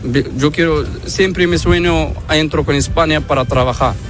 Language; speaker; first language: Spanish; non-native, learner; Arabic